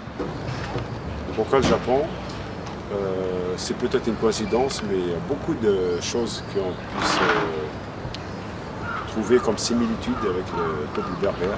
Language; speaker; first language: French; non-native, local second language; Kabyle